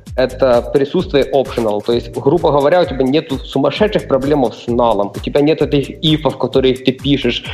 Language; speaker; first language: Russian; non-native, local second language; Ukrainian